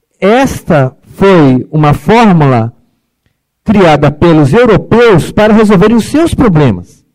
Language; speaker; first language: Portuguese; early bilingual, other home language; Arabic